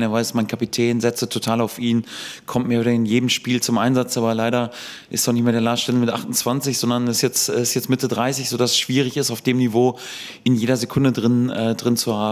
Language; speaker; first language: German; native; German